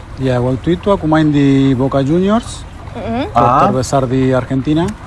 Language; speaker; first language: Indonesian; non-native, fluent; Spanish